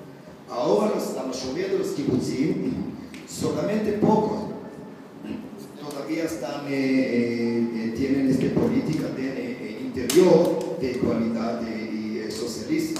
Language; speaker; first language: Spanish; non-native, learner; Hebrew